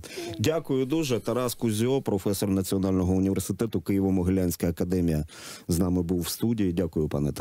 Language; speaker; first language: Ukrainian; native; Ukrainian